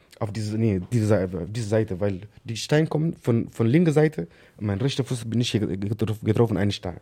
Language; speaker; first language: German; non-native, learner; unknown